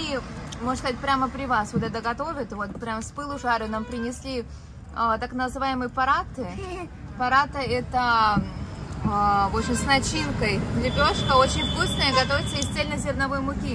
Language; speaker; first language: Russian; native; Russian